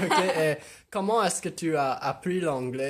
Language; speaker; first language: French; non-native, local second language; English